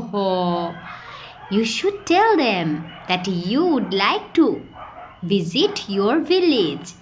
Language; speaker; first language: English; non-native, fluent; Bangla